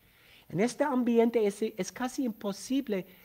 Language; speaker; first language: Spanish; non-native, fluent; English